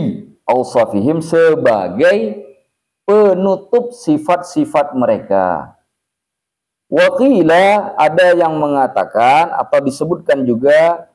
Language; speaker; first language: Indonesian; native; Indonesian